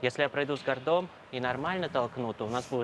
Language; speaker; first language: Russian; native; Russian